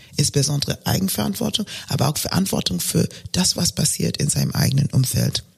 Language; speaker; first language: German; non-native, fluent; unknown